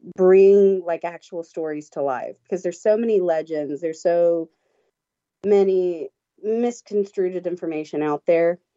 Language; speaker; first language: English; native; English